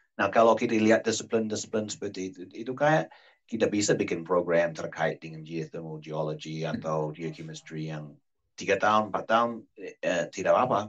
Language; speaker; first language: Indonesian; non-native, fluent; English